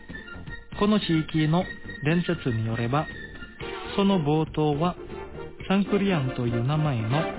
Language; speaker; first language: Japanese; non-native, fluent; Indonesian